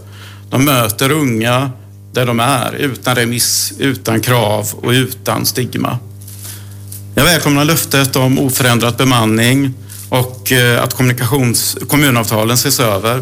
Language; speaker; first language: Swedish; native; Swedish